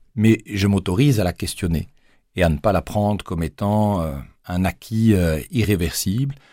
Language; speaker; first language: French; native; French